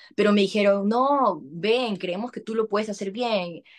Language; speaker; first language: Spanish; native; Spanish